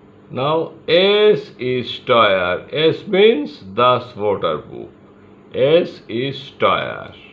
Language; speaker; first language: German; non-native, learner; Bangla